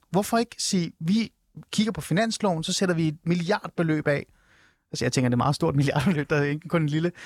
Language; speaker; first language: Danish; early bilingual, other home language; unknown